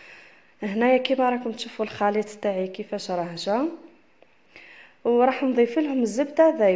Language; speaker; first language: Arabic; native; Arabic